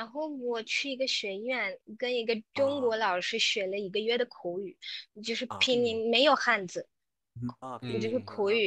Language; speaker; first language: Chinese; non-native, local second language; Tamil